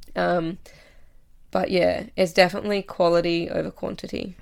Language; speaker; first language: English; native; English